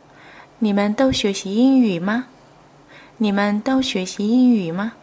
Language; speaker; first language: Chinese; non-native, fluent; Vietnamese